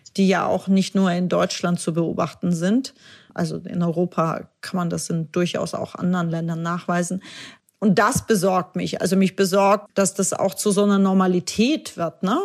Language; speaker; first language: German; early bilingual, other home language; Russian